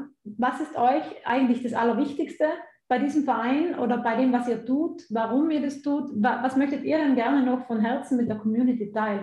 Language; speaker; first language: German; native; German